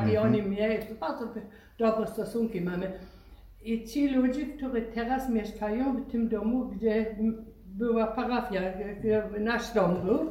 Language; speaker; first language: Polish; non-native, learner; German